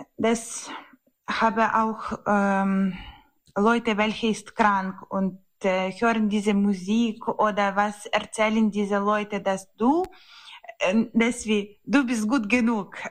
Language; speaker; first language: German; non-native, learner; Ukrainian